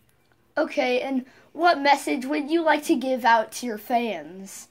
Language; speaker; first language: English; native; English